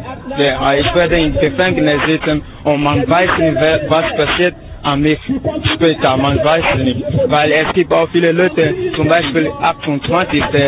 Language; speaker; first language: German; non-native, learner; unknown